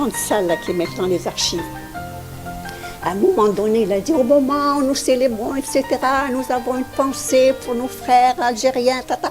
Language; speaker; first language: French; non-native, local second language; Arabic